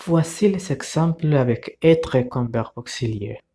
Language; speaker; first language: French; non-native, fluent; Spanish